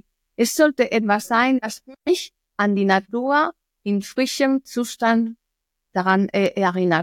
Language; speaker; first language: German; non-native, fluent; Spanish